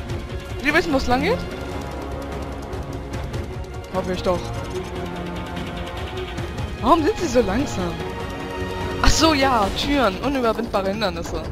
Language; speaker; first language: German; native; German